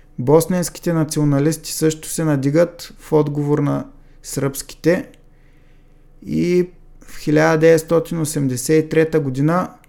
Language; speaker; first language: Bulgarian; native; Bulgarian